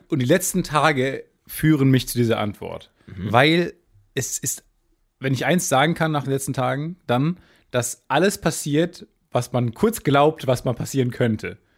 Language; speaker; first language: German; native; German